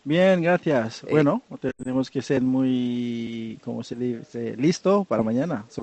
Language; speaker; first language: Spanish; non-native, fluent; French